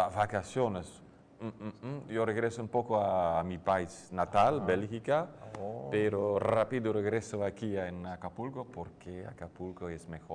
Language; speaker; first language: Spanish; non-native, learner; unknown